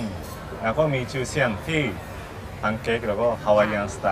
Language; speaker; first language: Thai; non-native, learner; Japanese